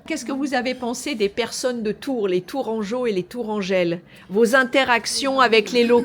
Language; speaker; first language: French; native; French